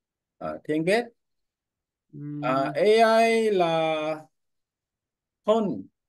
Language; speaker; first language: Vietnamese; non-native, learner; Korean